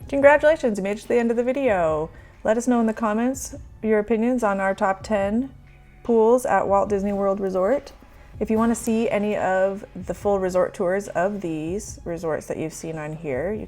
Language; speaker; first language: English; native; English